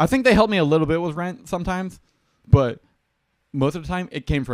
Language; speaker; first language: English; native; English